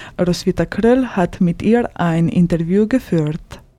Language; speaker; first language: German; native; German